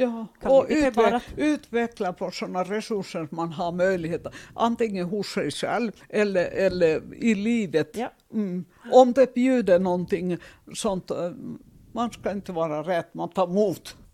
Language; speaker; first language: Swedish; non-native, learner; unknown